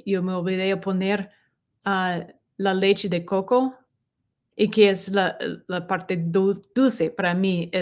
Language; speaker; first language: Spanish; non-native, learner; English